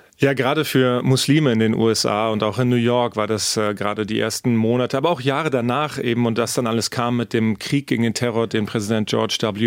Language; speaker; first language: German; native; German